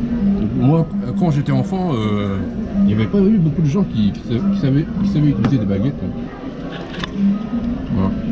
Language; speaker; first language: French; non-native, fluent; Japanese